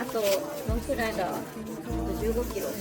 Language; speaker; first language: Japanese; native; Japanese